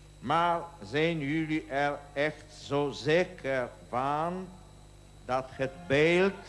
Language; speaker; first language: Dutch; non-native, learner; Polish